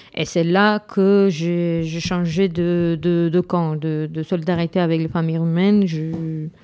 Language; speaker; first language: French; non-native, fluent; Romanian